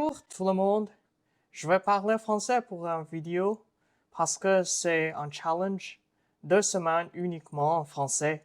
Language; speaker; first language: French; non-native, learner; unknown